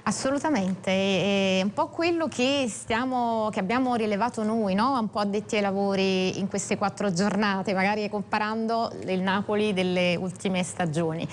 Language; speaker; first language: Italian; native; Italian